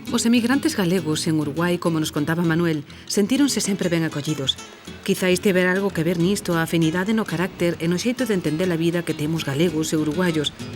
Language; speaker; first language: Galician; native; Galician